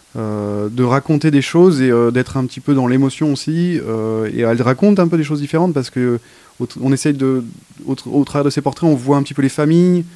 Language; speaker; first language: French; native; French